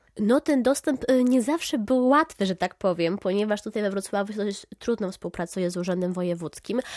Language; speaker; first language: Polish; native; Polish